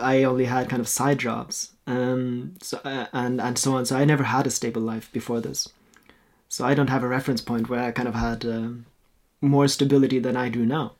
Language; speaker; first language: English; non-native, fluent; Norwegian